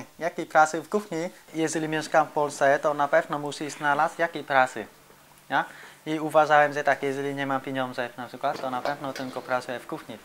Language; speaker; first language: Polish; non-native, learner; Vietnamese